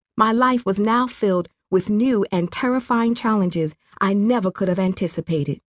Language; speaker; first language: English; non-native, local second language; Kinyarwanda